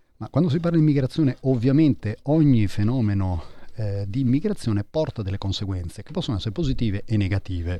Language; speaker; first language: Italian; early bilingual, heritage; Italian